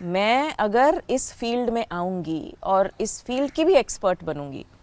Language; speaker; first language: Hindi; native; Hindi